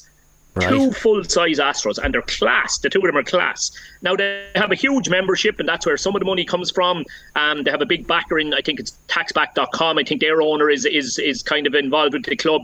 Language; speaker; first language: English; native; English